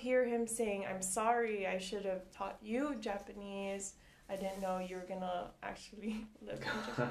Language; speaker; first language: English; non-native, local second language; Cebuano